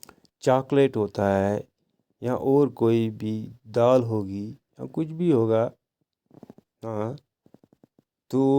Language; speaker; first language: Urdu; non-native, local second language; Kashmiri